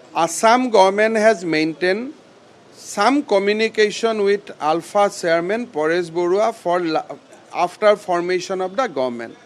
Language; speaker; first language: English; non-native, local second language; Assamese